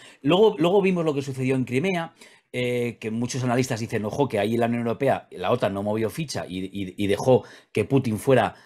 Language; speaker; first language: Spanish; native; Spanish